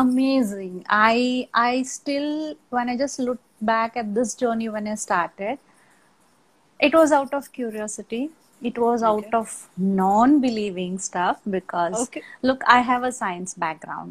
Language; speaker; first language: English; non-native, local second language; Marathi